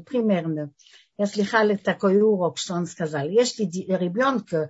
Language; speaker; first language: Russian; non-native, fluent; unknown